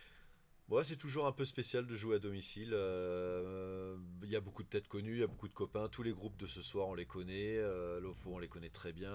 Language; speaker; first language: French; native; French